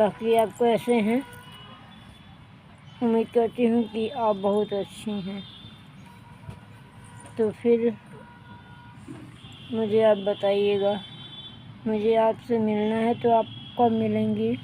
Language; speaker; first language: Hindi; non-native, local second language; Bhojpuri